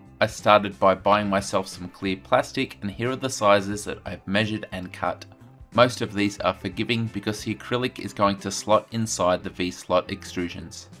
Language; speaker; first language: English; native; English